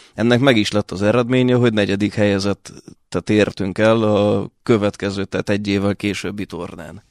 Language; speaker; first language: Hungarian; early bilingual, other home language; Russian